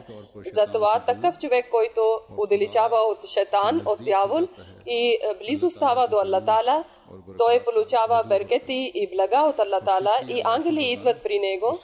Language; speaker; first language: Bulgarian; non-native, local second language; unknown